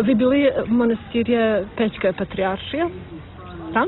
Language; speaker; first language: Russian; non-native, learner; Serbian